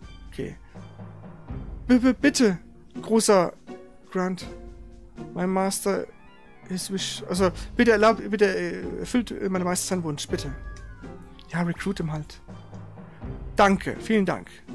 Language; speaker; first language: German; native; German